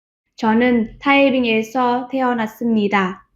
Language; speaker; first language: Korean; non-native, learner; Vietnamese